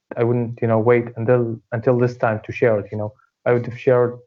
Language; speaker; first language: English; non-native, fluent; Arabic